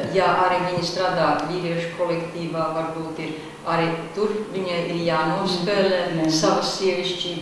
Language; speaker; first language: Latvian; native; Latvian